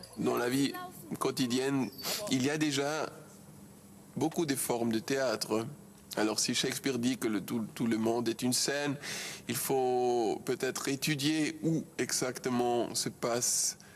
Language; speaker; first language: French; non-native, local second language; German